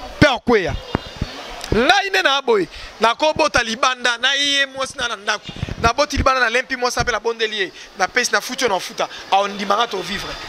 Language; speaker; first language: Lingala; native; Lingala